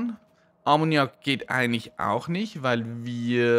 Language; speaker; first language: German; native; German